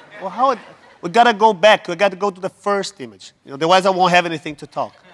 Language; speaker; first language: English; non-native, fluent; Portuguese